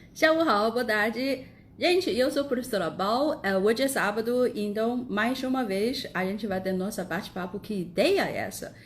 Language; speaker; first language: Portuguese; non-native, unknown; Chinese